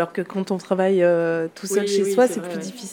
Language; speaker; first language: French; native; French